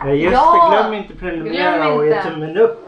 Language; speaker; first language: Swedish; native; Swedish